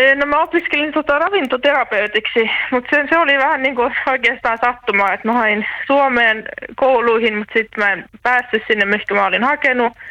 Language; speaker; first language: Finnish; native; Finnish